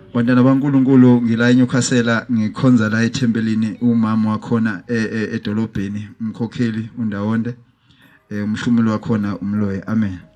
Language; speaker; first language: Zulu; native; Zulu